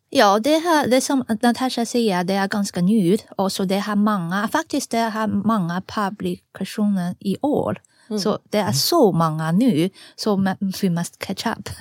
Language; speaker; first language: Swedish; non-native, fluent; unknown